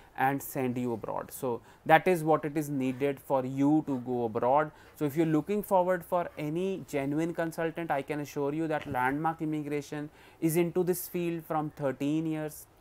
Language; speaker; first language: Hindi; non-native, local second language; Punjabi